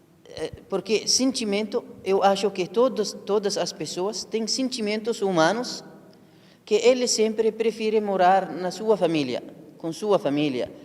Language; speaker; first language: Portuguese; non-native, learner; Arabic